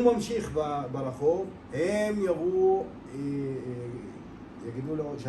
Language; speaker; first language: Hebrew; non-native, local second language; Arabic